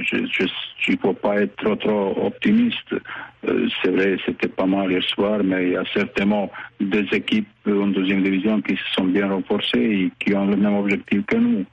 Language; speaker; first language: French; non-native, fluent; Bosnian